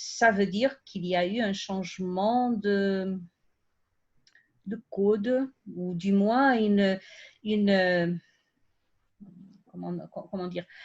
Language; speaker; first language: French; non-native, fluent; Portuguese